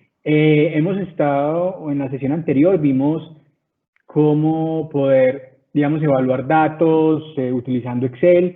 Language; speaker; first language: Spanish; native; Spanish